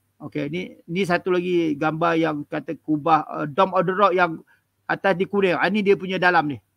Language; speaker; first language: Malay; native; Malay